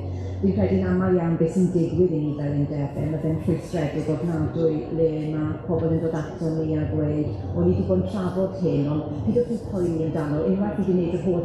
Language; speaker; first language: Welsh; native; Welsh